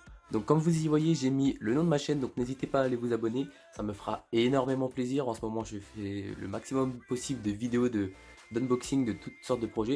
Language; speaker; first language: French; native; French